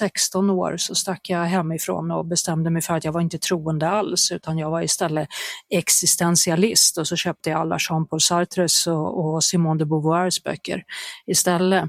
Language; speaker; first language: Swedish; native; Swedish